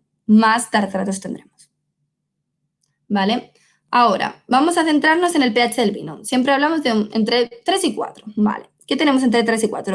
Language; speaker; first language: Spanish; native; Spanish